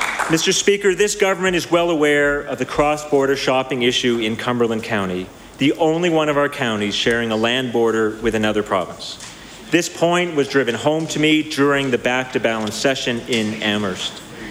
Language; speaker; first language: English; native; English